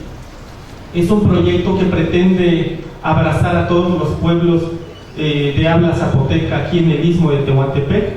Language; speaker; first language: Spanish; non-native, local second language; Zapotec